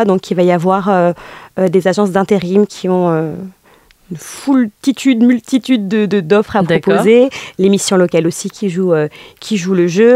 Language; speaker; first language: French; native; French